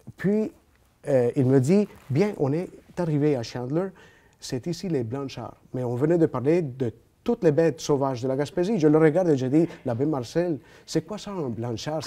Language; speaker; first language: French; non-native, fluent; Spanish